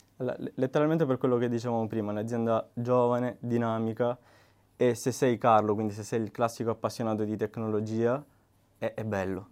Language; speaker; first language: Italian; native; Italian